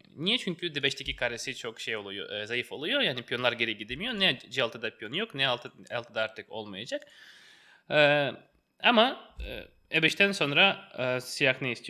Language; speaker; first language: Turkish; non-native, fluent; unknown